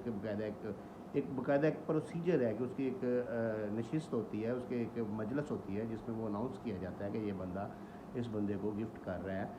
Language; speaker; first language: Urdu; non-native, local second language; Punjabi